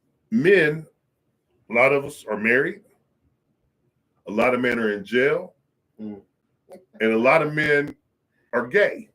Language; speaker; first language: English; native; English